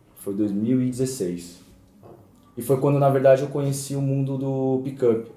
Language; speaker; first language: Portuguese; early bilingual, other home language; Korean